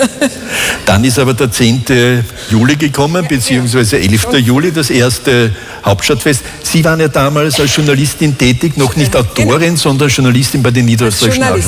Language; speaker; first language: German; native; German